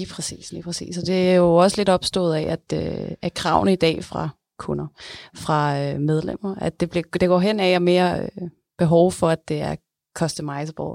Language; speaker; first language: Danish; native; Danish